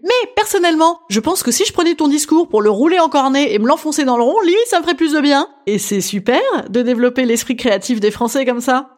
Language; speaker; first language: French; native; French